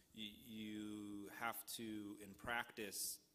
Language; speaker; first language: English; native; English